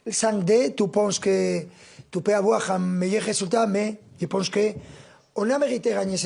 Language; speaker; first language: French; non-native, fluent; Spanish